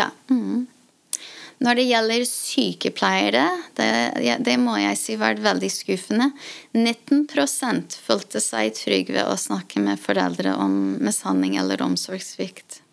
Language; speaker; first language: Norwegian; non-native, fluent; English